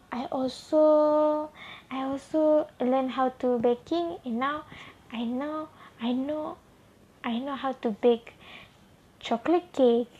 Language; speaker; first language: English; non-native, local second language; Malay